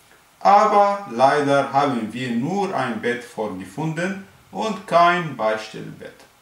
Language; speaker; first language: German; non-native, fluent; Arabic